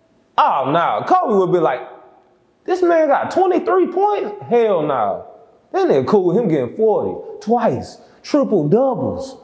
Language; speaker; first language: English; native; English